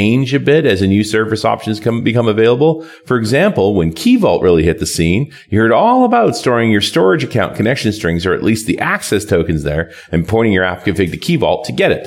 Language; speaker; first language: English; native; English